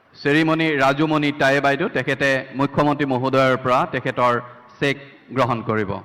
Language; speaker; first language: Assamese; native; Assamese